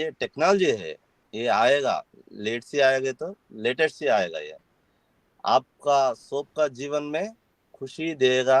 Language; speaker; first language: Hindi; non-native, local second language; Telugu